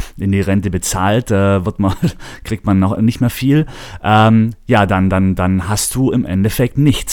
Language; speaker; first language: German; native; German